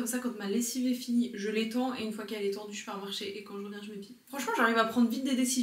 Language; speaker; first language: French; native; French